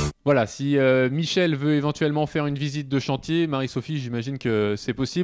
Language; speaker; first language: French; native; French